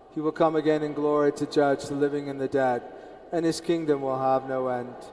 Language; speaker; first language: English; early bilingual, other home language; Spanish